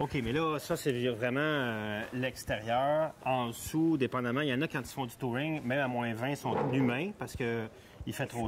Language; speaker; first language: French; native; French